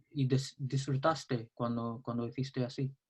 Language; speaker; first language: Spanish; non-native, learner; English